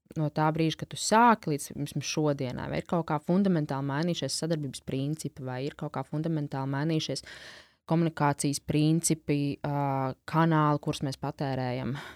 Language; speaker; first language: Latvian; native; Latvian